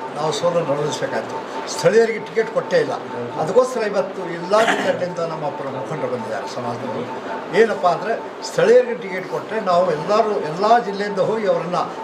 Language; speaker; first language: Kannada; non-native, local second language; Lambadi